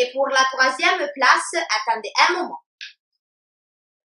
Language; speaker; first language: French; non-native, learner; Italian